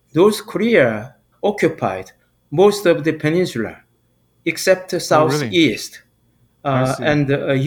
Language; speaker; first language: English; non-native, fluent; Korean